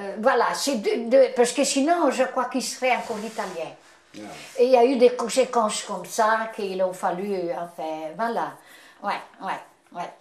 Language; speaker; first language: French; non-native, fluent; Italian